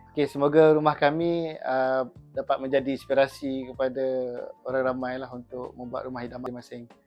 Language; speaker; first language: Malay; native; Malay